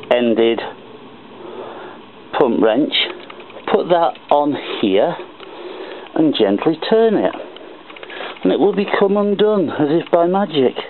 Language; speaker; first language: English; native; English